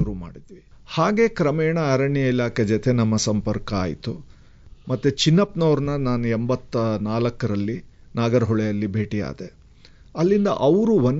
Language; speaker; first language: Kannada; native; Kannada